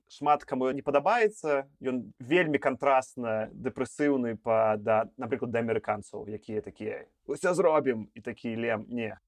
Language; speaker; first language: Belarusian; non-native, local second language; Russian